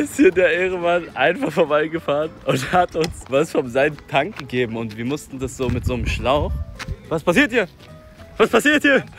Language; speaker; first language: German; native; German